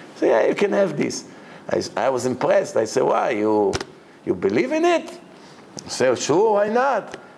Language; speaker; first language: English; non-native, fluent; Hebrew